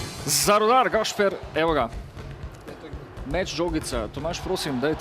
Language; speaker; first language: Slovenian; native; Slovenian